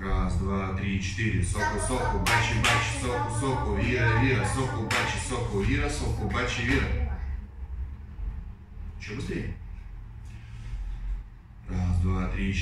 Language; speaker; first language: Russian; native; Russian